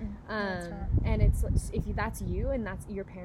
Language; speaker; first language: English; native; English